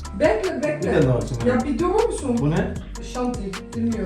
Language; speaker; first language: Turkish; early bilingual, heritage; Turkish